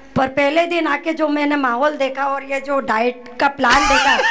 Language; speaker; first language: Hindi; non-native, local second language; Gujarati